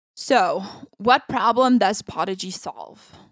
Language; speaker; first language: English; non-native, fluent; Italian